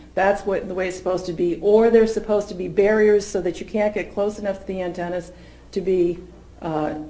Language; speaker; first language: English; native; English